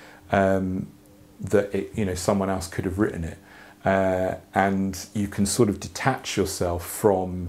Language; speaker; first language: English; native; English